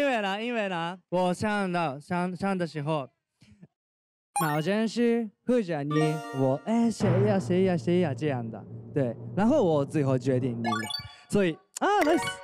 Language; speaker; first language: Chinese; non-native, learner; Japanese